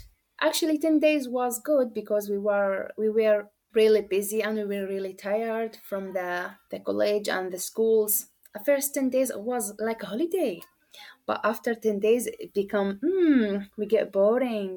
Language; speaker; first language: English; non-native, learner; Arabic